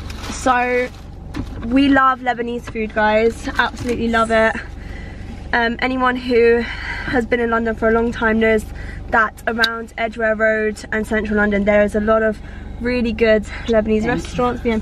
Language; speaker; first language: English; early bilingual, other home language; Persian